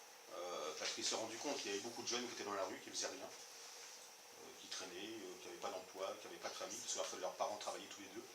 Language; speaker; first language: French; native; French